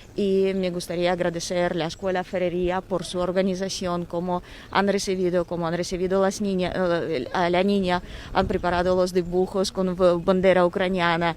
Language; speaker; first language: Spanish; non-native, fluent; Ukrainian